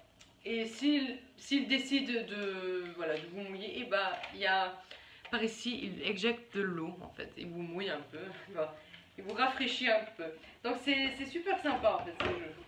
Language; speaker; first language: French; native; French